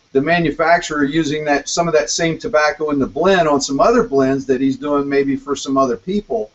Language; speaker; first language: English; native; English